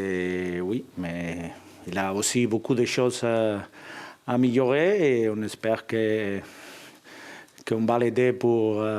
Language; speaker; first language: French; non-native, fluent; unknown